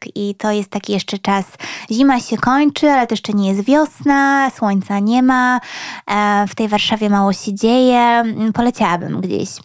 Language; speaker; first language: Polish; early bilingual, heritage; Polish